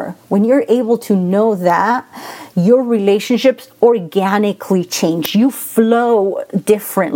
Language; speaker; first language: English; non-native, fluent; Spanish